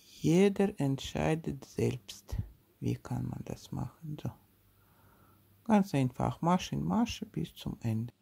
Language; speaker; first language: German; non-native, learner; Russian